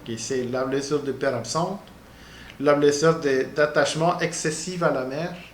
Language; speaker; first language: French; non-native, learner; Spanish